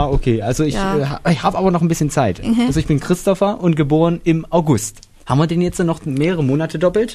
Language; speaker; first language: German; native; German